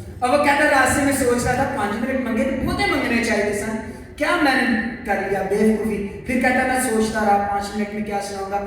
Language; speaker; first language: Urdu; non-native, local second language; Punjabi